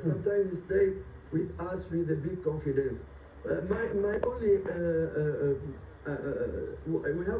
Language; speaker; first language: English; non-native, learner; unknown